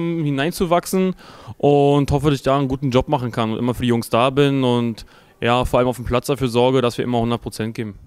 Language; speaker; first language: German; native; German